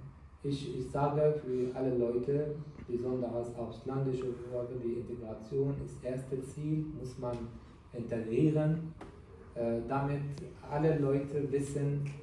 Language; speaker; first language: German; non-native, learner; Kurdish